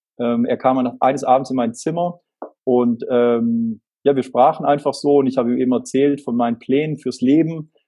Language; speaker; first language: German; native; German